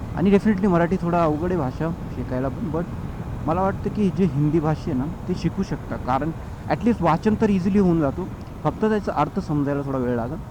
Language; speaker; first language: Marathi; non-native, local second language; Lambadi